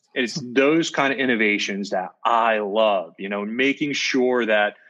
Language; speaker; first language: English; native; English